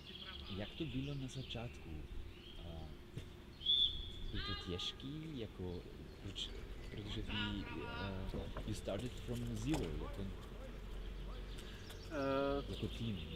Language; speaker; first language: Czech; non-native, learner; English